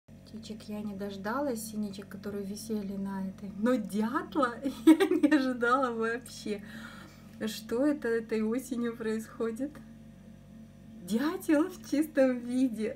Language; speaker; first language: Russian; native; Russian